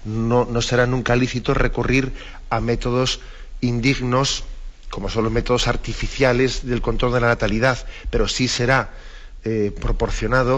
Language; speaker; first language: Spanish; native; Spanish